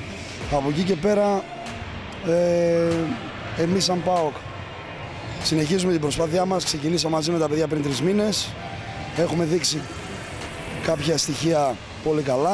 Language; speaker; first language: Greek; native; Greek